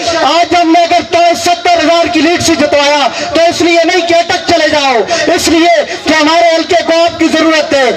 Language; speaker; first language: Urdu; non-native, local second language; Punjabi